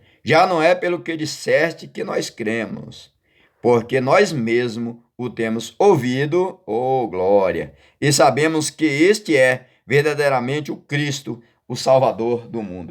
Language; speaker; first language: Portuguese; native; Portuguese